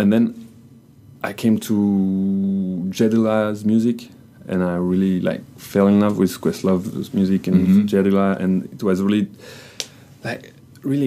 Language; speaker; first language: English; non-native, fluent; French